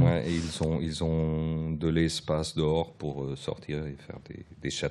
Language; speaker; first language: French; early bilingual, other home language; Portuguese